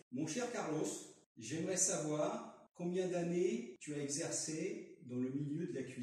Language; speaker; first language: French; native; French